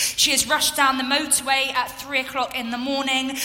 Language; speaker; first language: English; native; English